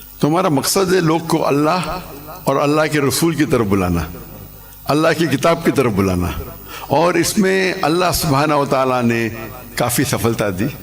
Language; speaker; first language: Urdu; non-native, local second language; English